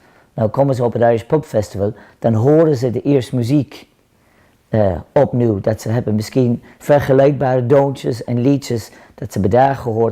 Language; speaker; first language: Dutch; non-native, fluent; English